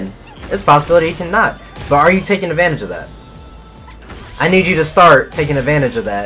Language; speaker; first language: English; native; English